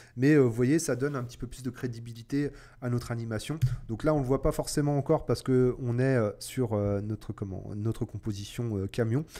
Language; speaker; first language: French; native; French